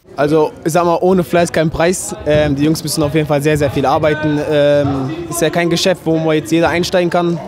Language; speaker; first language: German; early bilingual, other home language; Turkish